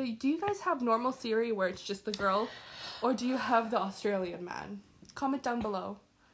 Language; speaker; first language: English; early bilingual, other home language; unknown